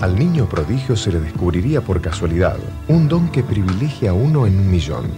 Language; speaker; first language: Spanish; native; Spanish